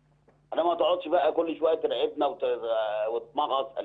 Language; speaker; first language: Arabic; native; Arabic